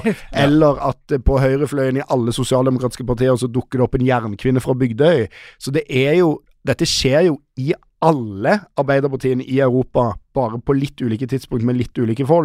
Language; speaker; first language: Norwegian; native; Norwegian